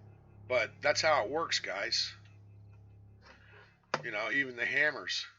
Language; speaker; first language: English; native; English